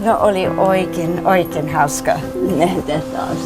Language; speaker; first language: Finnish; early bilingual, heritage; English